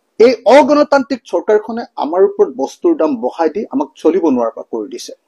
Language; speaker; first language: Assamese; native; Assamese